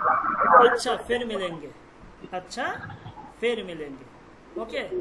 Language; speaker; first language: Hindi; non-native, fluent; Bangla